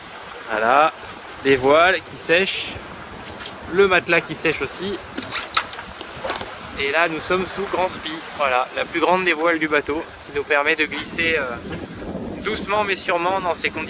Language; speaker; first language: French; native; French